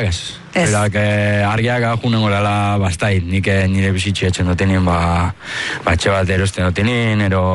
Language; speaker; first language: Basque; native; Basque